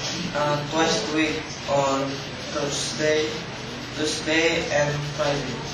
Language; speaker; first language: English; non-native, learner; Indonesian